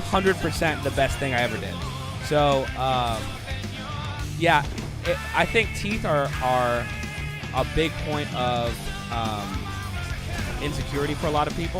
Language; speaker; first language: English; native; English